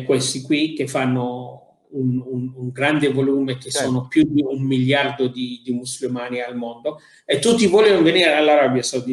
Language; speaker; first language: Italian; non-native, fluent; Arabic